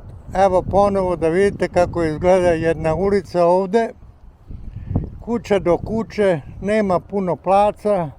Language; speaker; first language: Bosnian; non-native, local second language; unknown